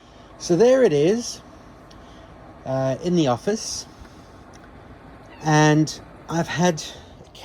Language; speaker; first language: English; native; English